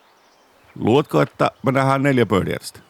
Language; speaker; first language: Finnish; native; Finnish